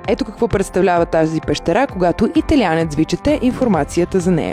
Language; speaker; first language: Bulgarian; native; Bulgarian